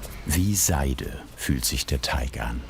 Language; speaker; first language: German; native; German